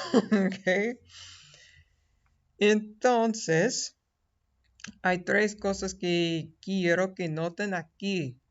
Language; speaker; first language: Spanish; non-native, fluent; English